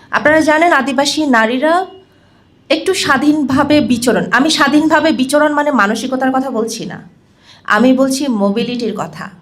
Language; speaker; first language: Bangla; non-native, local second language; Chakma